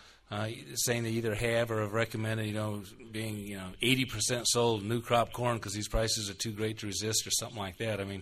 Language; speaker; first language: English; native; English